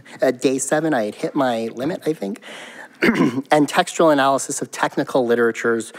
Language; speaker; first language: English; native; English